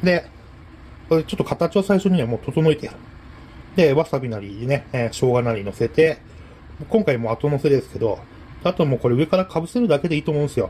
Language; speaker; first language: Japanese; native; Japanese